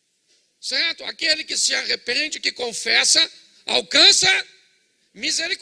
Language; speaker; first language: Portuguese; native; Portuguese